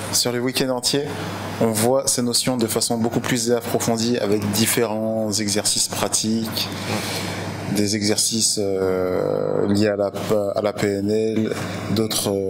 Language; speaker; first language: French; native; French